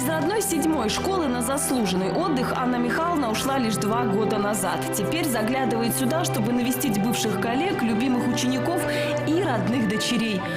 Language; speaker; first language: Russian; native; Russian